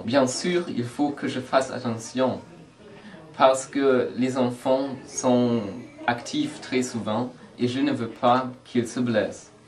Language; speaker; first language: French; non-native, learner; English